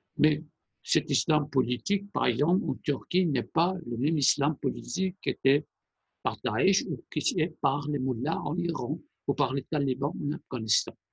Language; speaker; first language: French; non-native, fluent; Persian